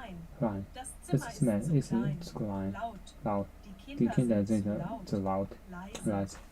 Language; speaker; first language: German; non-native, learner; Japanese